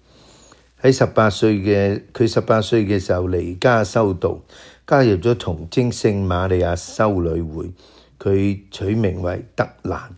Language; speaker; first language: Chinese; non-native, local second language; Cantonese